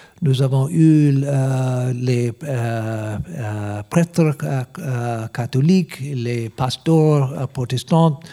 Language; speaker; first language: French; non-native, learner; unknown